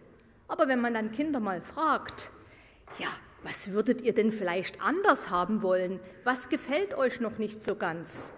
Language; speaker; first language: German; native; German